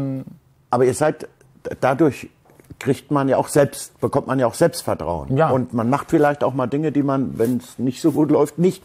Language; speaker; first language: German; native; German